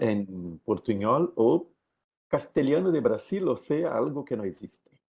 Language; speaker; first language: Spanish; non-native, learner; Portuguese